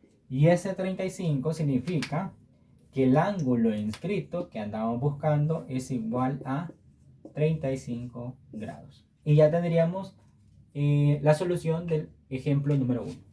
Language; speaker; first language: Spanish; native; Spanish